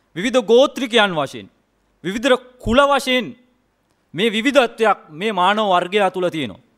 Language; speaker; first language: Sinhala; non-native, local second language; Tamil